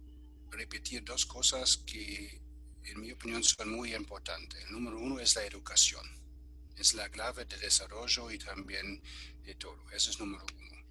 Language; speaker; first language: Spanish; non-native, fluent; German